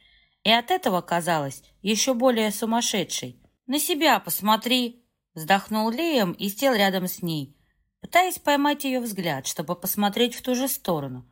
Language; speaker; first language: Russian; native; Russian